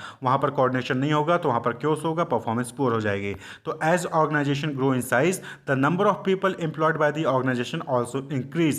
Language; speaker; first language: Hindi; native; Hindi